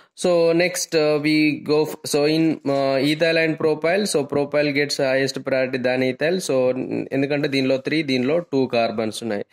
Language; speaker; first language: English; non-native, local second language; Telugu